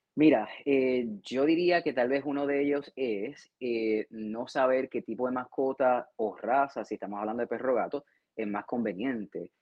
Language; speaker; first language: Spanish; native; Spanish